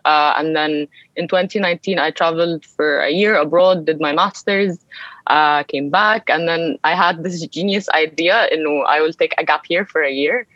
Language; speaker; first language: English; early bilingual, other home language; Arabic